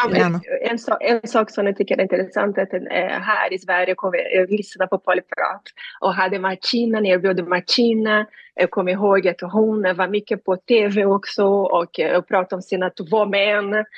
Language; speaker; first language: Swedish; non-native, fluent; Portuguese